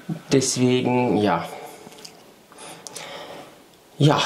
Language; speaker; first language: German; non-native, fluent; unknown